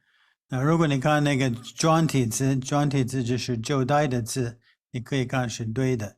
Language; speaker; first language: Chinese; non-native, fluent; English